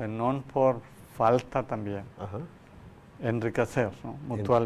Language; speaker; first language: Spanish; non-native, learner; Malayalam